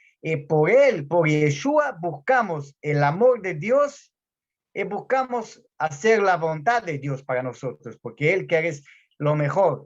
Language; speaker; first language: Spanish; non-native, fluent; Portuguese